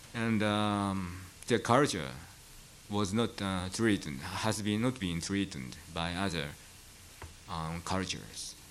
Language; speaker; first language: English; non-native, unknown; Japanese